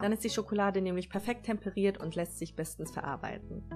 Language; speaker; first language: German; native; German